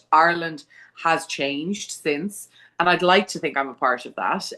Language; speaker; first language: English; native; English